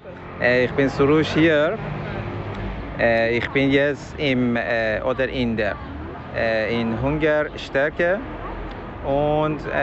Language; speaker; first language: German; non-native, learner; Persian